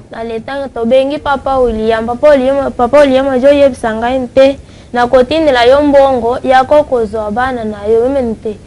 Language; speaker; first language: Lingala; non-native, local second language; Luba-Lulua